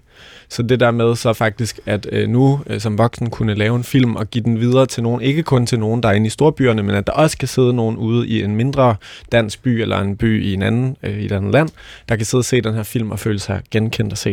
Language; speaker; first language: Danish; native; Danish